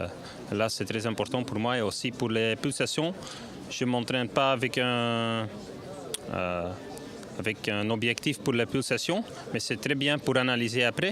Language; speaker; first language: French; non-native, learner; Dutch